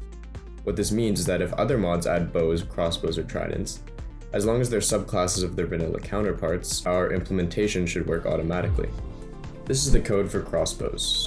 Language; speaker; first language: English; native; English